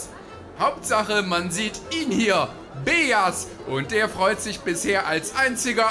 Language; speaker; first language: German; native; German